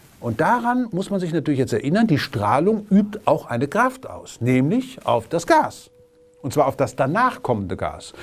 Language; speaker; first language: German; native; German